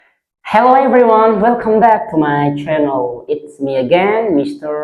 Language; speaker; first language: English; non-native, fluent; Indonesian